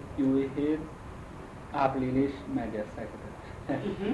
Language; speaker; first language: Hungarian; non-native, learner; Chinese